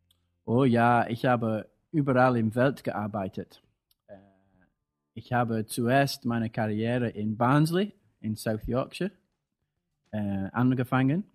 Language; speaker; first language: German; non-native, fluent; English